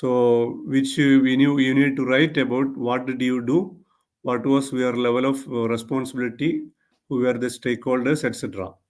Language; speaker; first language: English; non-native, local second language; Malayalam